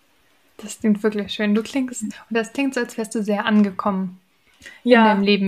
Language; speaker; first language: German; native; German